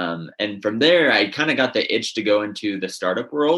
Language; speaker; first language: English; native; English